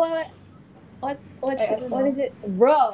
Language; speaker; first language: English; non-native, learner; Indonesian